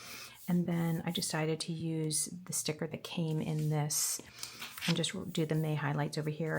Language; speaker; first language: English; native; English